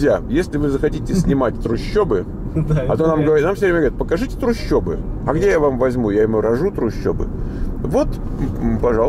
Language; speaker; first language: Russian; native; Russian